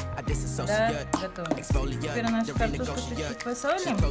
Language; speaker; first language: Russian; non-native, learner; Tajik